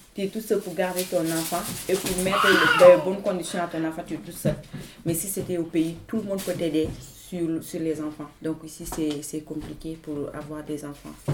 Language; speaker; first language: French; non-native, local second language; Wolof